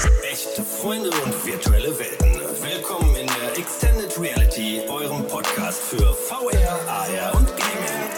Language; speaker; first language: German; native; German